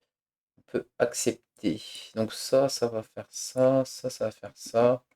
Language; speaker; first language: French; native; French